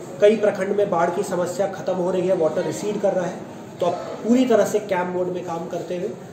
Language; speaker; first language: Hindi; native; Hindi